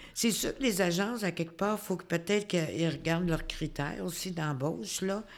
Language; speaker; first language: French; native; French